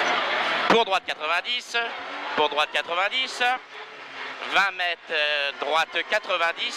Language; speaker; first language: French; native; French